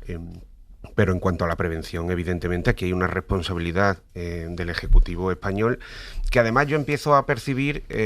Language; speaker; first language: Spanish; native; Spanish